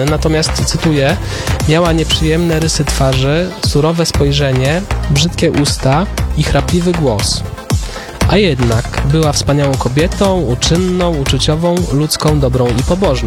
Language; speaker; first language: Polish; native; Polish